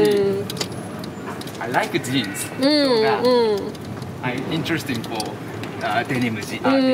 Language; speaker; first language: English; non-native, learner; Japanese